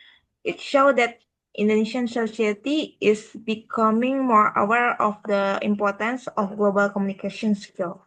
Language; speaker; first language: English; non-native, learner; Indonesian